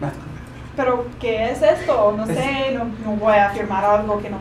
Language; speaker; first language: Spanish; non-native, learner; English